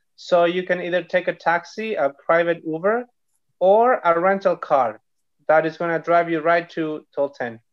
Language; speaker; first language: English; non-native, fluent; Spanish